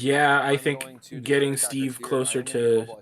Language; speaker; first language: English; native; English